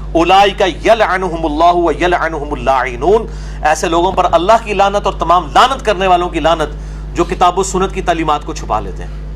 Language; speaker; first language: Urdu; non-native, local second language; Punjabi